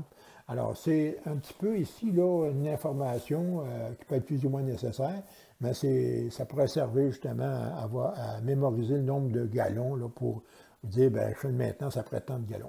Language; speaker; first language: French; native; French